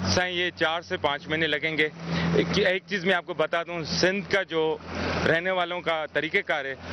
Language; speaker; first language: Urdu; native; Urdu